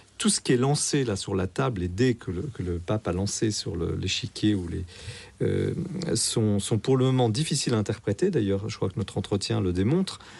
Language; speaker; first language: French; native; French